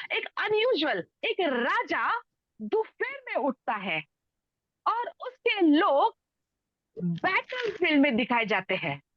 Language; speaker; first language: Hindi; non-native, local second language; Telugu